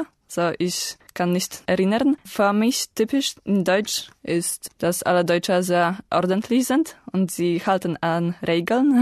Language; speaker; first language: German; non-native, learner; Polish